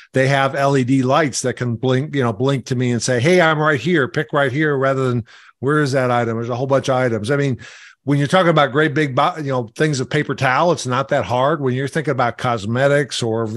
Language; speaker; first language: English; native; English